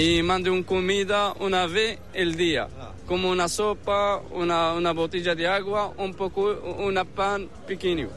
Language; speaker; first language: Spanish; non-native, learner; Arabic